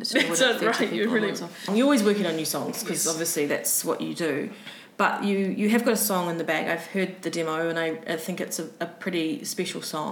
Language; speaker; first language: English; native; English